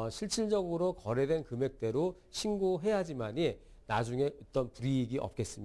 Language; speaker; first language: Korean; native; Korean